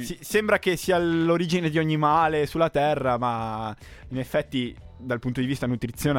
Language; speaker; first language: Italian; native; Italian